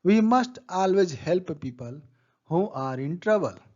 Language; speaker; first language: English; non-native, local second language; Hindi